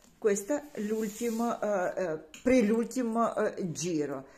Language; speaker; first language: Italian; non-native, learner; Russian